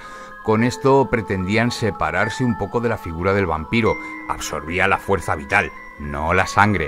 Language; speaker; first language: Spanish; native; Spanish